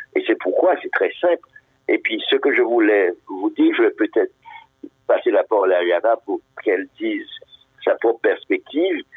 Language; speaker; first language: French; non-native, local second language; Haitian Creole